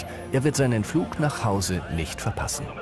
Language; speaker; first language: German; native; German